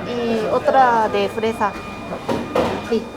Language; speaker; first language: Spanish; non-native, fluent; Japanese